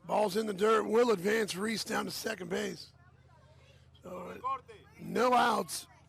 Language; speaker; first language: English; native; English